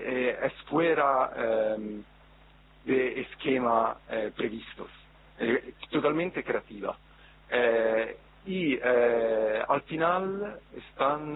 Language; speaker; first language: Spanish; non-native, fluent; Italian